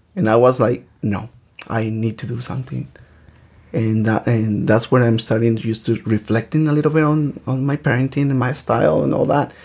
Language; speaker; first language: English; early bilingual, other home language; Spanish